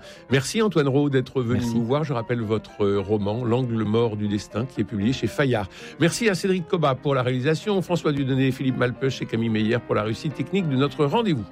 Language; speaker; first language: French; native; French